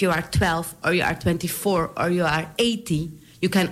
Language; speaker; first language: English; non-native, fluent; Dutch